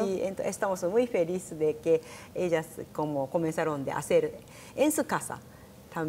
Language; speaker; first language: Spanish; non-native, learner; Japanese